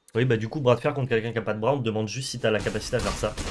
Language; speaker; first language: French; native; French